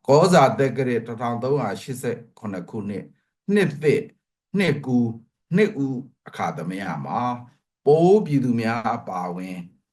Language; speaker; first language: Burmese; non-native, local second language; Pa'o Karen